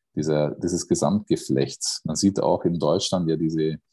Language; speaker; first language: German; non-native, fluent; Hungarian